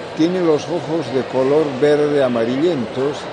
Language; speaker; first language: Spanish; native; Spanish